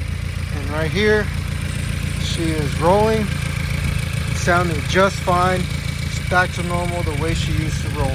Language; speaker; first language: English; native; English